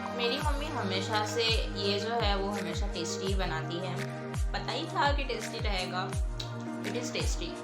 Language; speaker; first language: Hindi; non-native, local second language; Marathi